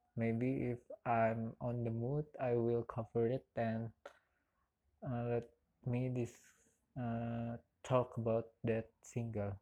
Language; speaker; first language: English; non-native, learner; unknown